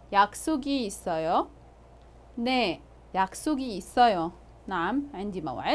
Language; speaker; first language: Korean; non-native, fluent; Arabic